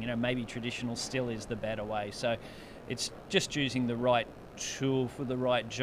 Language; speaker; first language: English; native; English